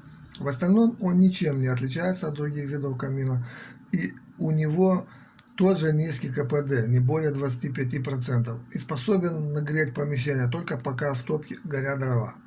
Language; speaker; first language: Russian; native; Russian